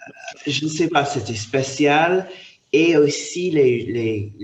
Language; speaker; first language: French; non-native, fluent; English